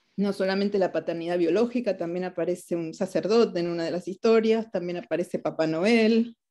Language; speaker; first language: Spanish; native; Spanish